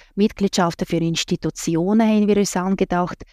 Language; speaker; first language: German; non-native, fluent; Russian